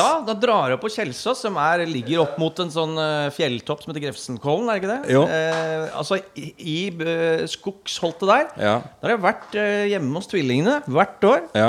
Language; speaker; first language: Norwegian; native; Norwegian